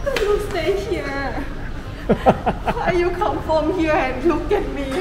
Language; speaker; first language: English; non-native, learner; Thai